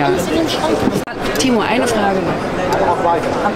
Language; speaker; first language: German; native; German